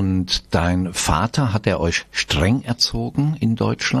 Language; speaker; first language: German; native; German